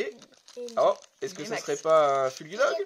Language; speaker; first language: French; native; French